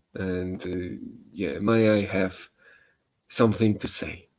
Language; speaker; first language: English; non-native, fluent; Polish